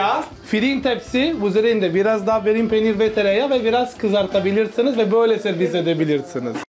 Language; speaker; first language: Turkish; non-native, learner; Italian